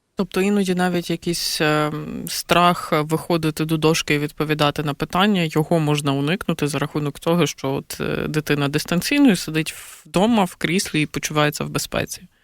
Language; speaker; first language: Ukrainian; native; Ukrainian